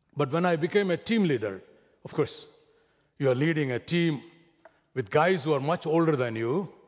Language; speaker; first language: English; non-native, local second language; Malayalam